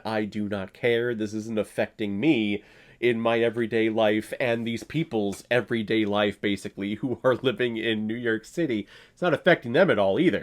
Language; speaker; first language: English; native; English